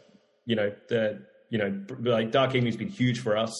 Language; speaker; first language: English; native; English